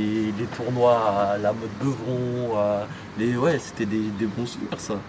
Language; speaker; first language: French; native; French